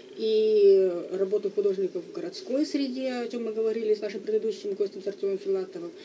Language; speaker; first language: Russian; native; Russian